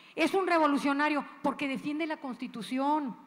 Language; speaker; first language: Spanish; native; Spanish